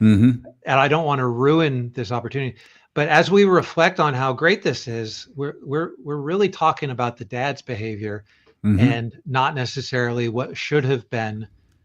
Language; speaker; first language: English; native; English